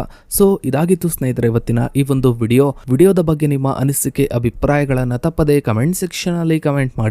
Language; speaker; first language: Kannada; native; Kannada